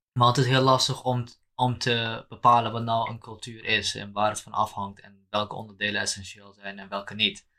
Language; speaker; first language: Dutch; native; Dutch